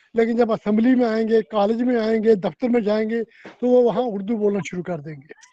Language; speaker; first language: Hindi; non-native, local second language; Punjabi